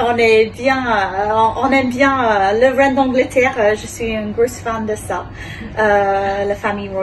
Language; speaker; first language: French; non-native, learner; English